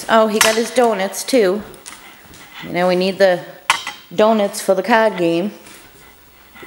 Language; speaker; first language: English; native; English